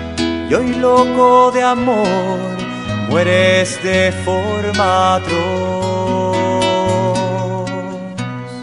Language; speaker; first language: Spanish; native; Spanish